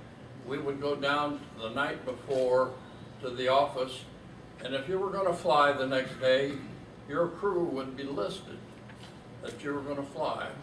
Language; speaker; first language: English; native; English